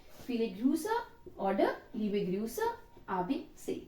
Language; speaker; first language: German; non-native, learner; Hindi